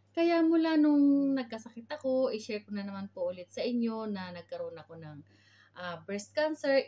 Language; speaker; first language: Filipino; non-native, local second language; Cebuano